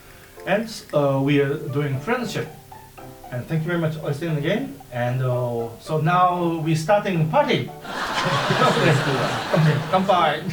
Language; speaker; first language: English; non-native, learner; Japanese